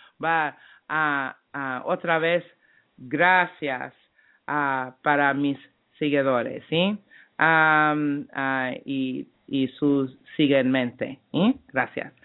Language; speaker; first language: Spanish; non-native, learner; English